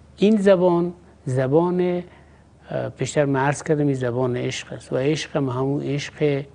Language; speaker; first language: Persian; native; Persian